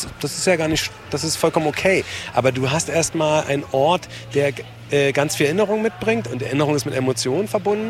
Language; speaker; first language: German; native; German